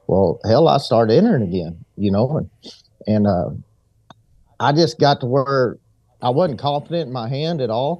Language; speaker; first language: English; native; English